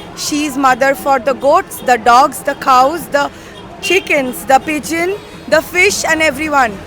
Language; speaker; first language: English; non-native, local second language; Bangla